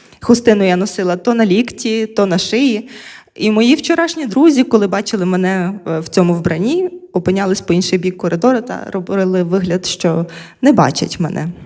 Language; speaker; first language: Ukrainian; non-native, local second language; Russian